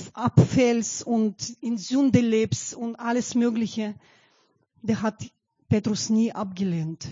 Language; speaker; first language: German; non-native, fluent; Russian